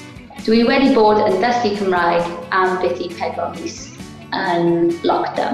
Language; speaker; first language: Welsh; non-native, local second language; English